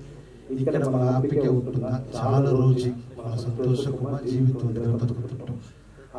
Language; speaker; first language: Telugu; non-native, learner; Tamil